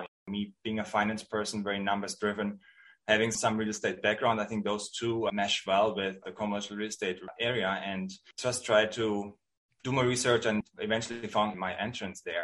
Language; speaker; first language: English; non-native, fluent; German